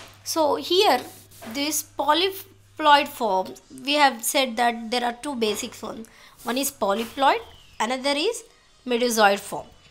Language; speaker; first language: English; non-native, local second language; Telugu